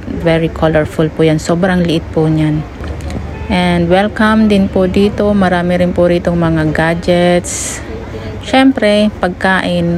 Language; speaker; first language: Filipino; native; Filipino